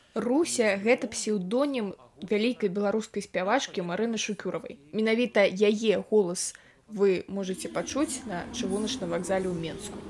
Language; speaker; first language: Belarusian; non-native, local second language; Russian